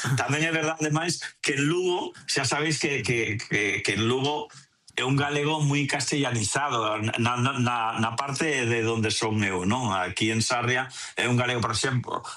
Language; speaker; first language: Galician; non-native, local second language; Spanish